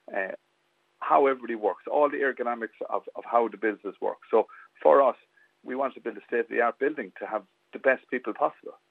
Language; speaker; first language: English; native; English